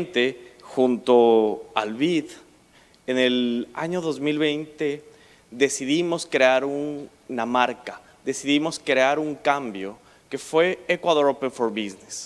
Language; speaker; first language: Spanish; native; Spanish